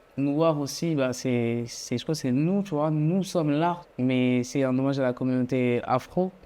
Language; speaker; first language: French; native; French